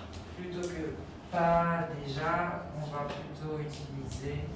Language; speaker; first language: French; non-native, fluent; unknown